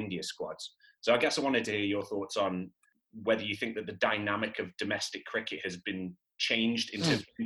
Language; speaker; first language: English; native; English